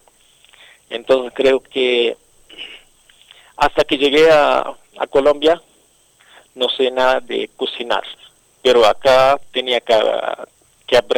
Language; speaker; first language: Spanish; non-native, fluent; Arabic